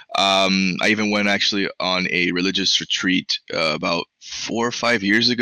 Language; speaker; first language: English; early bilingual, other home language; Spanish